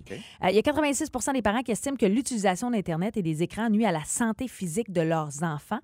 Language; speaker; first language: French; native; French